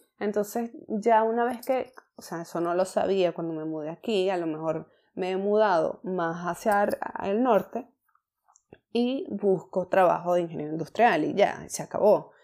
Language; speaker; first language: Spanish; native; Spanish